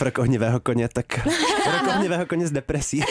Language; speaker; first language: Czech; native; Czech